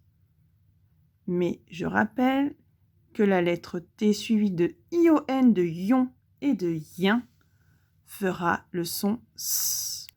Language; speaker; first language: French; native; French